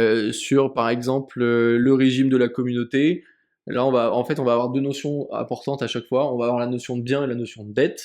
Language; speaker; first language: French; native; French